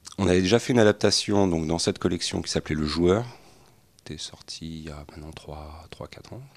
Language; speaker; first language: French; native; French